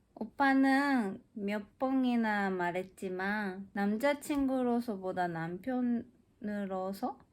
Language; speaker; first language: Korean; non-native, fluent; Japanese